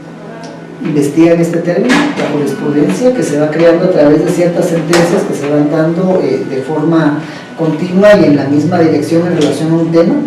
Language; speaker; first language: Spanish; native; Spanish